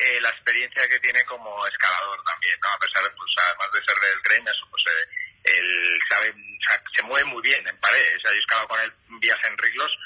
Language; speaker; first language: Spanish; native; Spanish